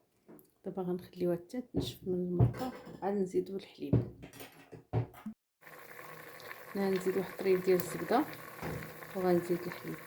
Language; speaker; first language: Arabic; native; Arabic